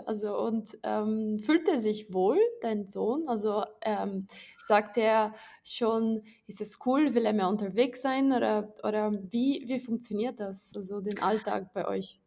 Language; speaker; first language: German; non-native, fluent; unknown